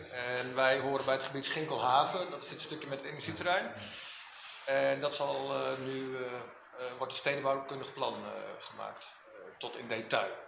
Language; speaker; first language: Dutch; native; Dutch